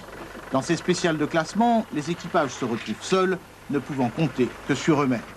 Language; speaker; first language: French; native; French